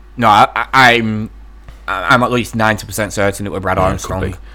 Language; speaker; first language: English; native; English